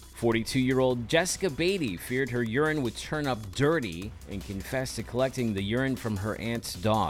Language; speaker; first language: English; native; English